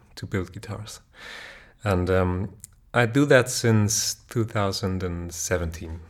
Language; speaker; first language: English; non-native, fluent; German